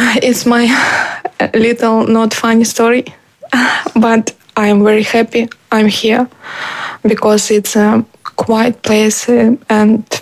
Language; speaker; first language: English; non-native, learner; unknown